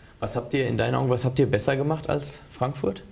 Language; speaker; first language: German; native; German